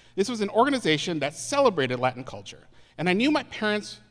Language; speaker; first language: English; native; English